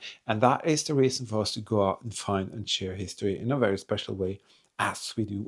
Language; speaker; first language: English; non-native, fluent; Norwegian